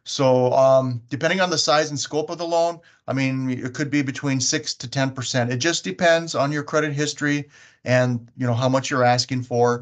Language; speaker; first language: English; native; English